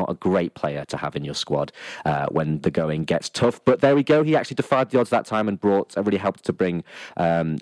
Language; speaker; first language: English; native; English